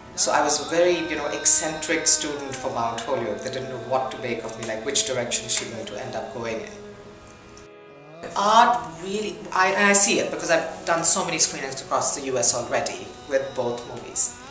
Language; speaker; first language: English; non-native, local second language; Urdu